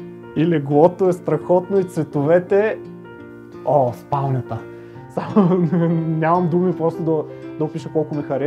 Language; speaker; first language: Bulgarian; native; Bulgarian